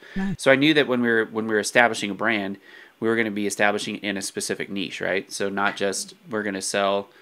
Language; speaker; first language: English; native; English